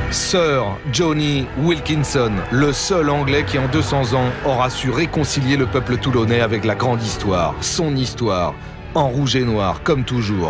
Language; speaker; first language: French; native; French